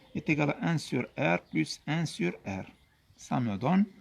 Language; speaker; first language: French; non-native, local second language; Arabic